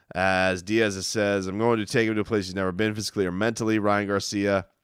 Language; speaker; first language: English; native; English